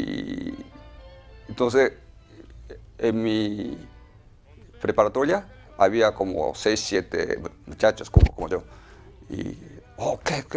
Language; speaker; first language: Spanish; non-native, fluent; Japanese